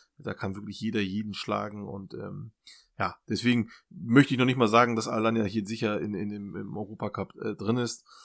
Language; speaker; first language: German; early bilingual, other home language; Turkish